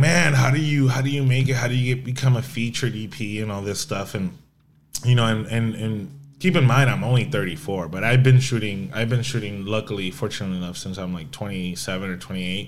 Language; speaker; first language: English; non-native, fluent; Spanish